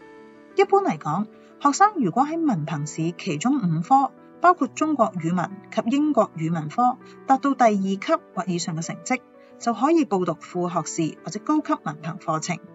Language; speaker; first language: Chinese; non-native, local second language; Cantonese